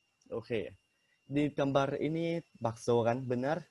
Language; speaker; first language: Indonesian; non-native, fluent; Thai